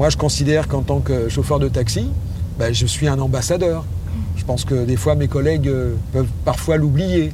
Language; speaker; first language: French; native; French